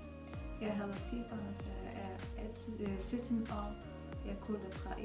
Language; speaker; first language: Danish; non-native, learner; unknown